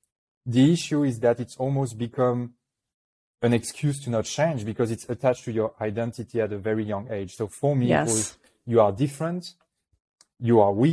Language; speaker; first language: English; non-native, fluent; French